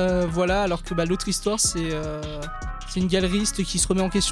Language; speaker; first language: French; native; French